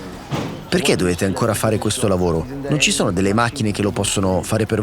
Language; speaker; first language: Italian; native; Italian